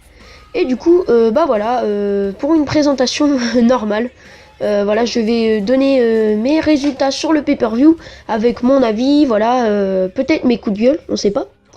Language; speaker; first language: French; native; French